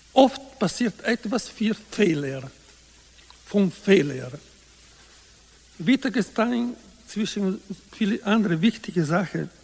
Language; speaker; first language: German; non-native, learner; Italian